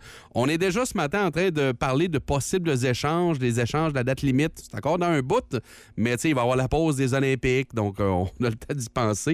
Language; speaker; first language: French; native; French